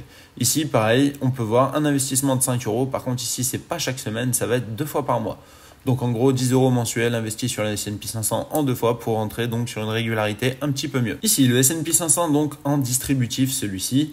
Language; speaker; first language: French; native; French